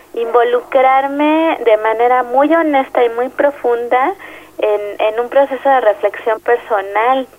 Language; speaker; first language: Spanish; native; Spanish